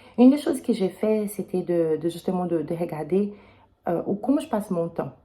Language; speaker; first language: French; non-native, fluent; Portuguese